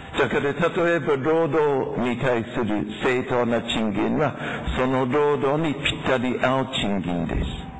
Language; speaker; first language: Japanese; non-native, fluent; English